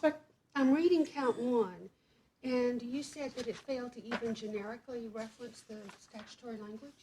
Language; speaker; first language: English; native; English